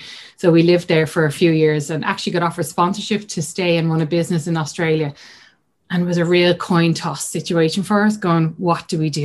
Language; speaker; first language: English; native; English